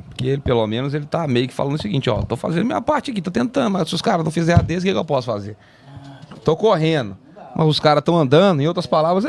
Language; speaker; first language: Portuguese; native; Portuguese